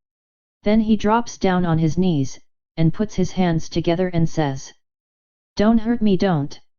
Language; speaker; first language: English; native; English